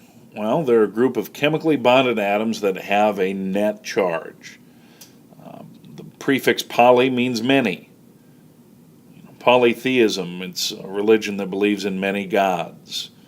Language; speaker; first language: English; native; English